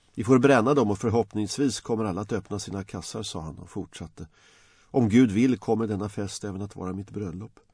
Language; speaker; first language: Swedish; non-native, fluent; Bosnian